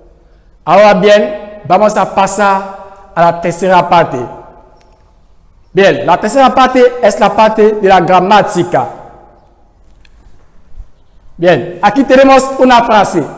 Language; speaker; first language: Spanish; non-native, fluent; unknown